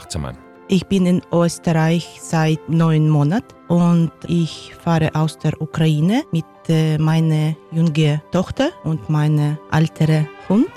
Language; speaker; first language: German; non-native, learner; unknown